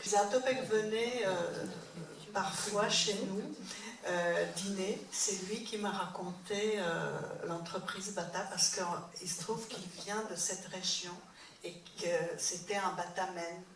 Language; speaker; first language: French; non-native, fluent; Czech